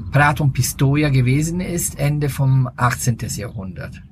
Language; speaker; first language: German; early bilingual, other home language; Italian